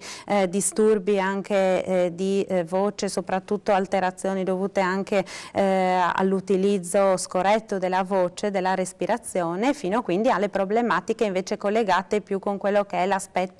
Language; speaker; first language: Italian; native; Italian